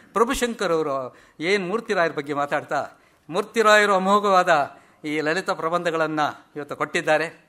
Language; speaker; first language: Kannada; native; Kannada